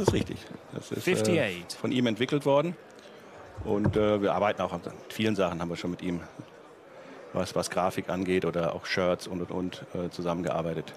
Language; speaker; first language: German; native; German